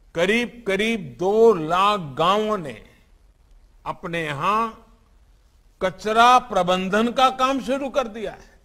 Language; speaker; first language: Hindi; non-native, local second language; Gujarati